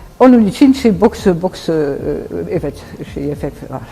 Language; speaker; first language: Turkish; non-native, learner; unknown